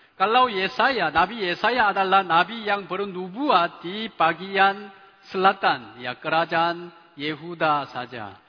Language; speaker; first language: Indonesian; non-native, fluent; Chinese